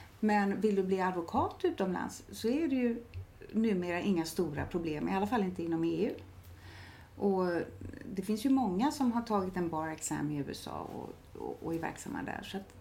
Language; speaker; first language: Swedish; native; Swedish